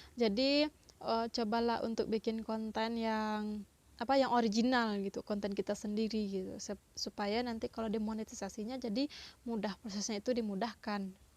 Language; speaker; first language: Indonesian; non-native, local second language; Minangkabau